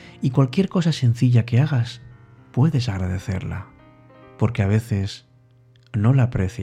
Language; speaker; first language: Spanish; native; Spanish